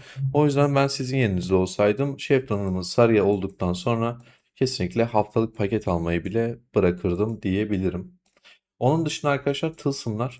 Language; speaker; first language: Turkish; native; Turkish